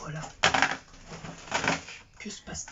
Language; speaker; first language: French; native; French